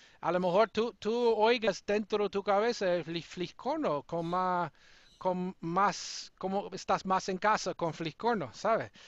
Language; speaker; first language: Spanish; non-native, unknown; English